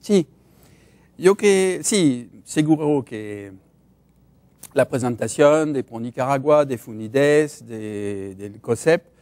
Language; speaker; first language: Spanish; non-native, fluent; French